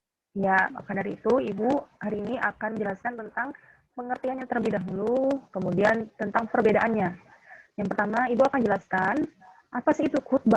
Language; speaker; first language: Indonesian; native; Indonesian